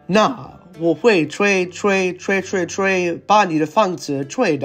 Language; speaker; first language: Chinese; non-native, learner; English